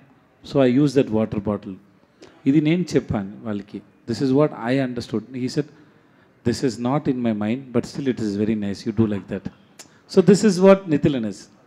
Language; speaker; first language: Telugu; non-native, learner; Tamil